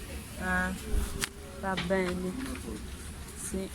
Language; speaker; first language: Italian; non-native, learner; Filipino